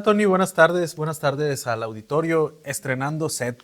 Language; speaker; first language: Spanish; native; Spanish